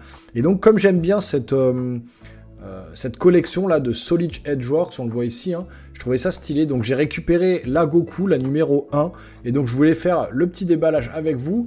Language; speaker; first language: French; native; French